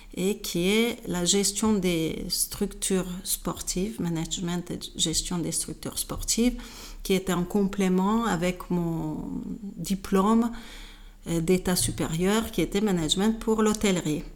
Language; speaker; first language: French; non-native, fluent; Hungarian